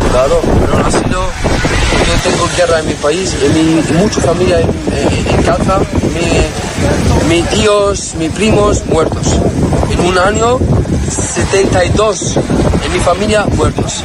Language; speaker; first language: Spanish; non-native, learner; Arabic